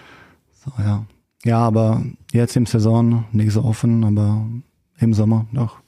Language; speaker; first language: German; non-native, learner; Czech